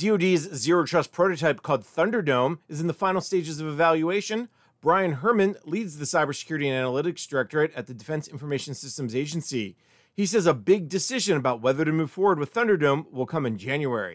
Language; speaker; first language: English; native; English